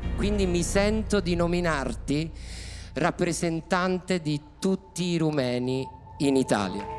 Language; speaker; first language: Italian; native; Italian